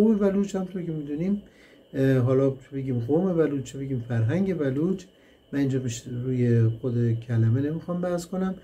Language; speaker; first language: Persian; native; Persian